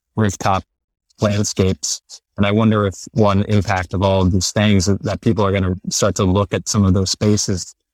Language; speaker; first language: English; non-native, fluent; Spanish